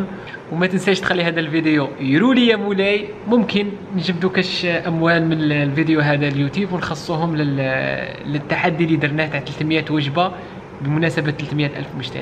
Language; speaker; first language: Arabic; native; Arabic